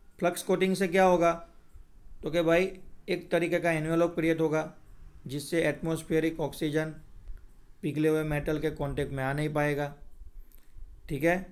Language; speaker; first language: Hindi; non-native, local second language; Gujarati